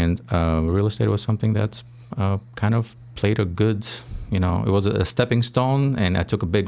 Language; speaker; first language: English; non-native, fluent; Albanian